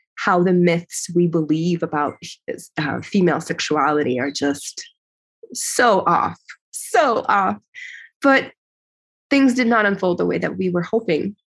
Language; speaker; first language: English; early bilingual, other home language; Ukrainian